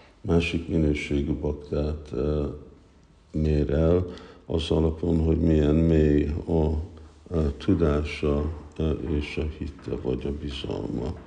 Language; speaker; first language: Hungarian; early bilingual, heritage; Hungarian